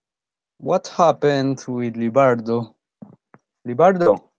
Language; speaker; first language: English; non-native, fluent; Spanish